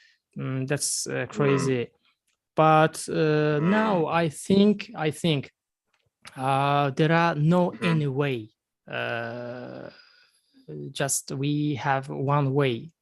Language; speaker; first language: English; non-native, learner; Azerbaijani